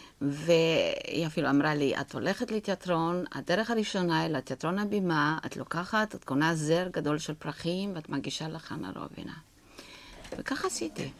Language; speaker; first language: Hebrew; non-native, fluent; Yiddish